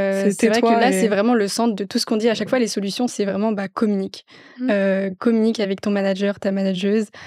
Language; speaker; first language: French; native; French